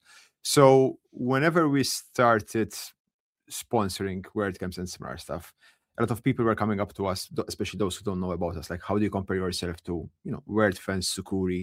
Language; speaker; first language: English; non-native, local second language; Maltese